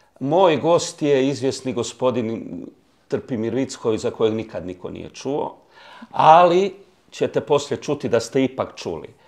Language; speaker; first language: Croatian; native; Croatian